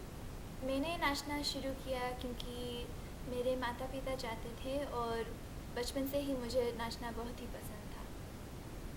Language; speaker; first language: Hindi; early bilingual, heritage; Hindi